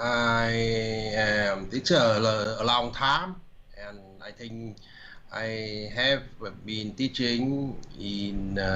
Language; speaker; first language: English; non-native, learner; Vietnamese